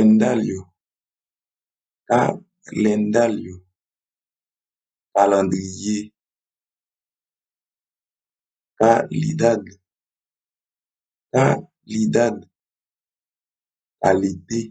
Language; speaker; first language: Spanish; non-native, learner; Haitian Creole